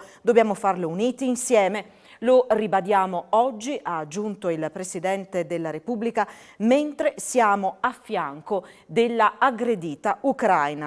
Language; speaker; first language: Italian; native; Italian